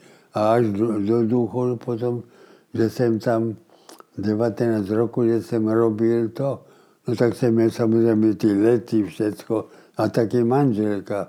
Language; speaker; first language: Czech; early bilingual, heritage; Czech